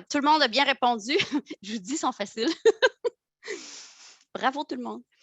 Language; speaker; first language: French; native; French